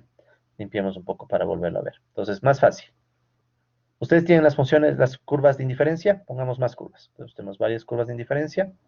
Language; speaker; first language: Spanish; native; Spanish